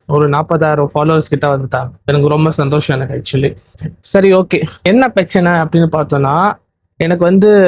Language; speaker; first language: Tamil; non-native, local second language; Urdu